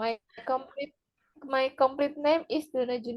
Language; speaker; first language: English; non-native, learner; Indonesian